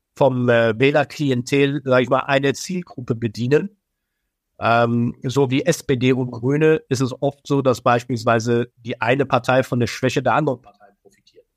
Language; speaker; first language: German; early bilingual, other home language; Persian